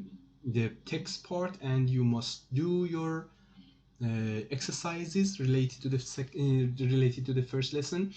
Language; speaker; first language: English; non-native, fluent; Persian